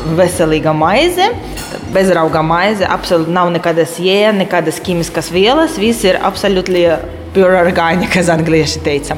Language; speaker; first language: Latvian; non-native, local second language; Russian